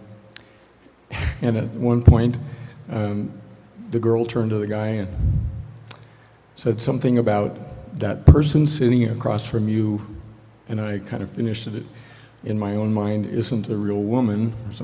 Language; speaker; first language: English; native; English